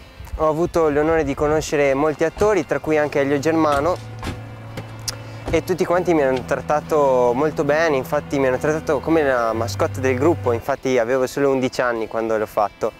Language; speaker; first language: Italian; native; Italian